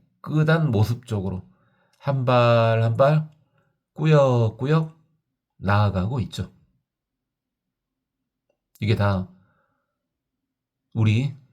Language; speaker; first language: Korean; native; Korean